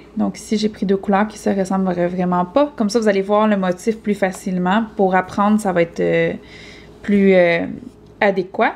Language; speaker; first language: French; native; French